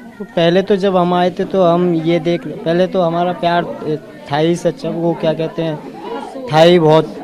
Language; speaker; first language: Hindi; native; Hindi